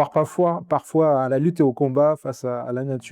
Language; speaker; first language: French; native; French